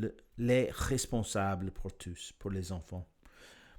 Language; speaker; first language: French; non-native, learner; English